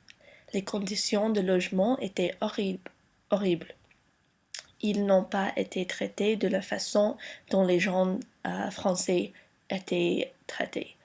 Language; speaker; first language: French; non-native, learner; English